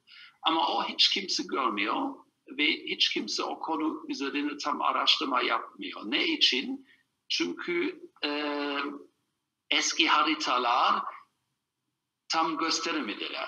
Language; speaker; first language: Turkish; non-native, learner; German